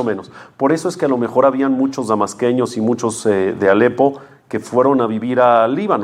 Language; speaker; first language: Spanish; native; Spanish